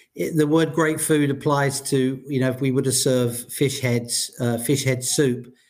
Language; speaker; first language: English; native; English